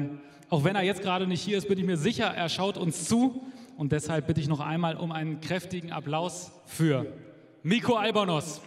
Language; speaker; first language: German; native; German